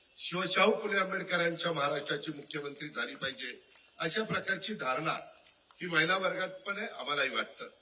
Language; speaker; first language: Marathi; native; Marathi